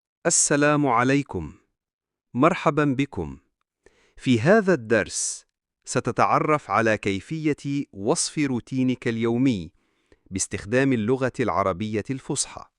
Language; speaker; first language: Arabic; non-native, fluent; Urdu